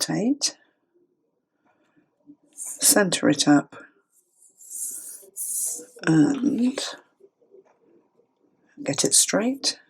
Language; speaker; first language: English; native; English